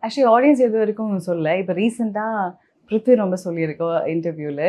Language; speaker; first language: Tamil; non-native, local second language; Malayalam